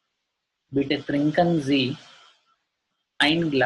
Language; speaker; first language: German; non-native, learner; Gujarati